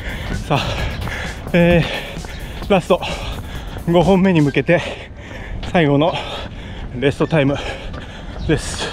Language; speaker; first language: Japanese; native; Japanese